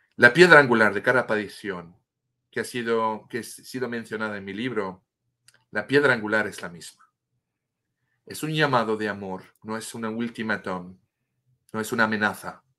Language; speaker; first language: Spanish; non-native, fluent; French